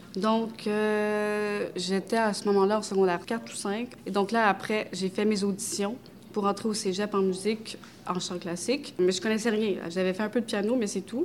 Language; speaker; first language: French; early bilingual, other home language; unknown